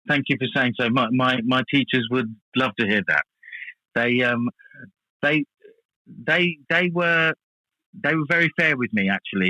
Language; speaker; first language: English; native; English